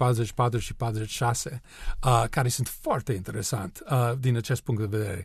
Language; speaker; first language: Romanian; non-native, learner; English